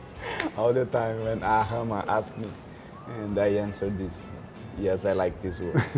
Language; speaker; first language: English; non-native, learner; Portuguese